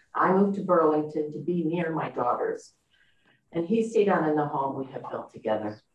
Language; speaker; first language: English; native; English